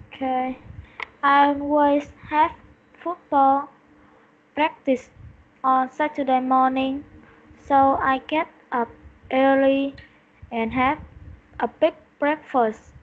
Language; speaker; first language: English; non-native, learner; Vietnamese